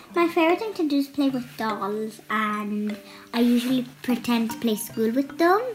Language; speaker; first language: English; native; English